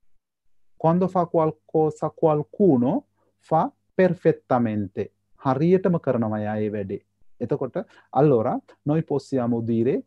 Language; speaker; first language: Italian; non-native, fluent; Sinhala